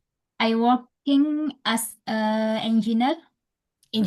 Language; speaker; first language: English; non-native, local second language; Indonesian